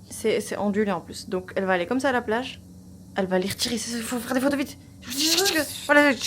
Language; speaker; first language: French; early bilingual, other home language; Arabic